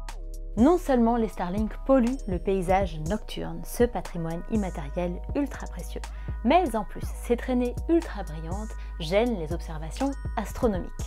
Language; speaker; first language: French; native; French